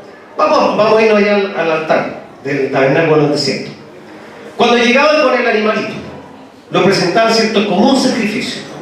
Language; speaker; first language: Spanish; native; Spanish